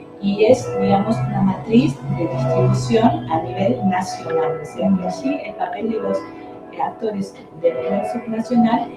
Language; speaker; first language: Spanish; native; Spanish